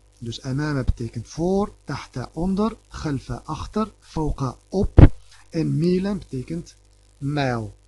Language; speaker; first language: Dutch; early bilingual, other home language; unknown